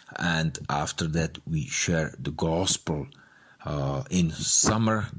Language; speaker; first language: English; non-native, fluent; Czech